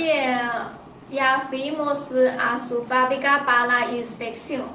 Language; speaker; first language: Spanish; non-native, learner; Chinese